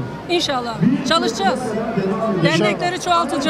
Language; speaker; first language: Turkish; native; Turkish